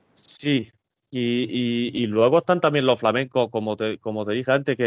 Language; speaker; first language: Spanish; early bilingual, other home language; French